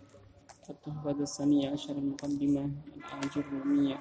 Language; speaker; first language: Arabic; non-native, fluent; Indonesian